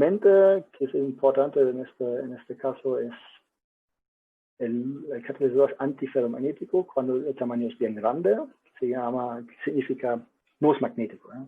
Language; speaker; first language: Spanish; non-native, learner; German